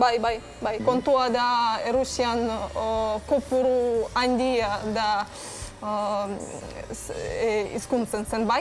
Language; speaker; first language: Basque; non-native, learner; Russian